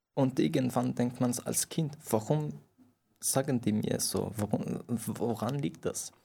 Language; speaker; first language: German; non-native, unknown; Persian